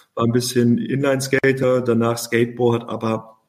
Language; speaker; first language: German; native; German